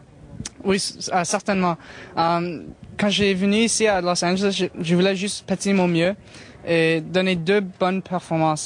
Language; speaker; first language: French; non-native, local second language; English